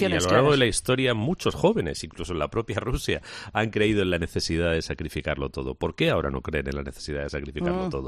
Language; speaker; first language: Spanish; native; Spanish